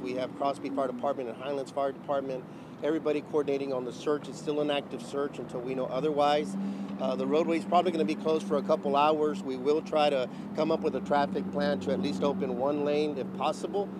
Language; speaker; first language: English; early bilingual, other home language; Spanish